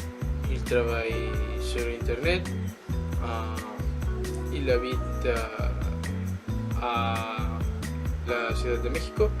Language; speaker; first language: French; non-native, learner; Spanish